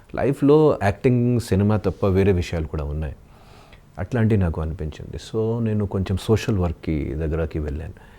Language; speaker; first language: Telugu; non-native, fluent; Hindi